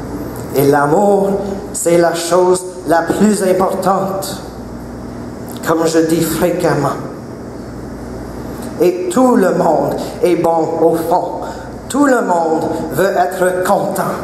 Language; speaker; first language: French; non-native, local second language; English